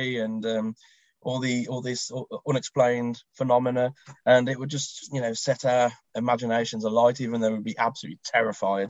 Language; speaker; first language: English; native; English